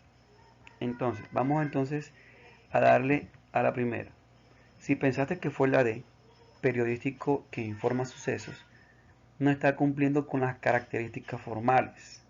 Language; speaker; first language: Spanish; native; Spanish